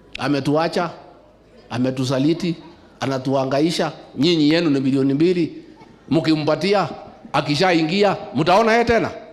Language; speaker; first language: Swahili; non-native, local second language; Kikuyu